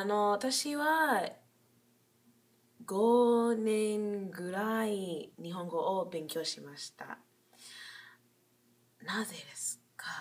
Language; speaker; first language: Japanese; non-native, learner; English